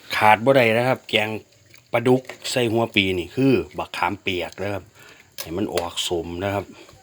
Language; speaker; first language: Thai; native; Thai